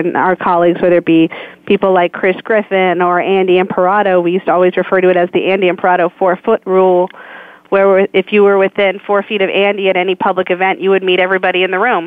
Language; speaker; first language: English; native; English